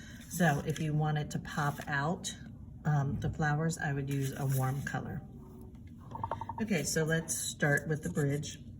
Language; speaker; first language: English; native; English